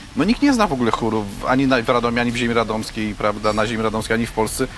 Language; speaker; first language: Polish; native; Polish